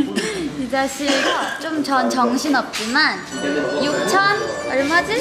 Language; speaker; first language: Korean; native; Korean